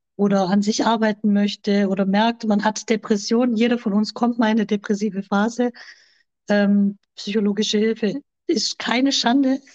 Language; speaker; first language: German; native; German